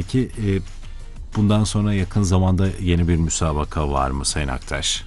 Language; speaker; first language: Turkish; native; Turkish